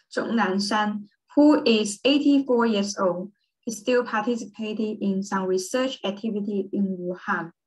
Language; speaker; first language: English; early bilingual, other home language; Chinese